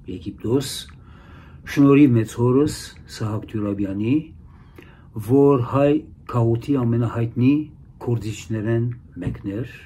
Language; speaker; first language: Armenian; early bilingual, heritage; Arabic